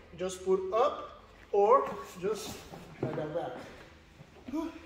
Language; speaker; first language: English; non-native, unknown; Portuguese